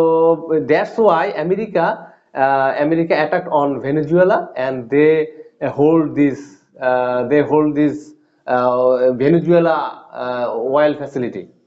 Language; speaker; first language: English; non-native, learner; Bangla